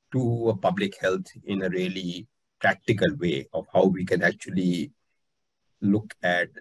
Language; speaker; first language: English; non-native, local second language; Hindi